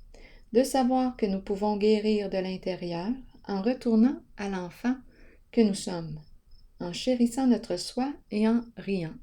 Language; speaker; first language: French; native; French